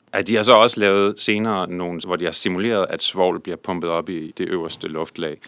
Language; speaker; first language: Danish; early bilingual, other home language; English